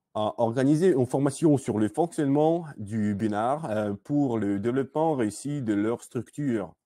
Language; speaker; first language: French; non-native, learner; Russian